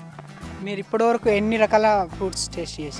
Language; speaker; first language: Telugu; native; Telugu